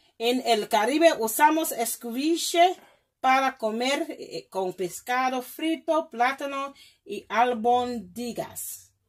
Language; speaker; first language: Spanish; non-native, learner; English